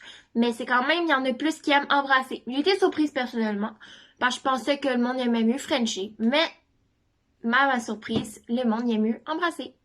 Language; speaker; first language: French; native; French